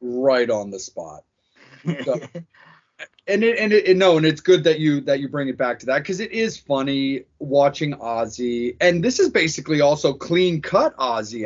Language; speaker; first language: English; native; English